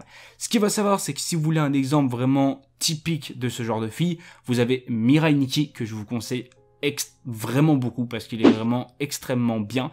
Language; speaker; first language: French; native; French